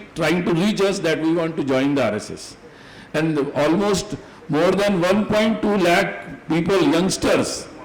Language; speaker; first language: English; non-native, local second language; Hindi